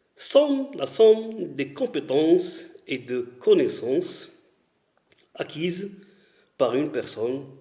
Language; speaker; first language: French; non-native, local second language; Arabic